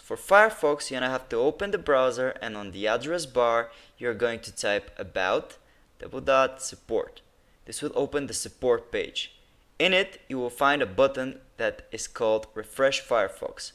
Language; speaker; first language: English; non-native, fluent; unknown